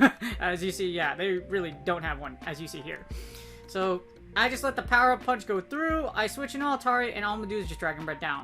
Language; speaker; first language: English; native; English